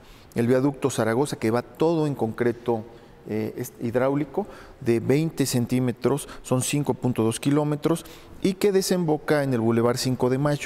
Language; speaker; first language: Spanish; native; Spanish